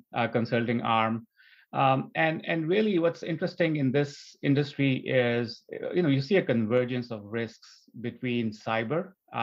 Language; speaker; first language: English; non-native, local second language; Urdu